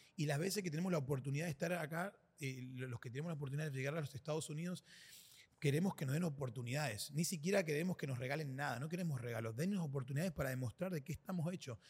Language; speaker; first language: Spanish; native; Spanish